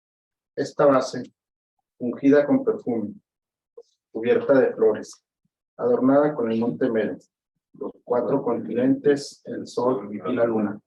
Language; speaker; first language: Spanish; native; Spanish